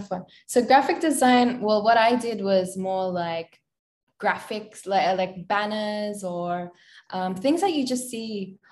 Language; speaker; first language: English; native; English